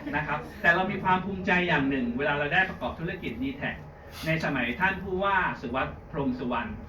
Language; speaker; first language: Thai; native; Thai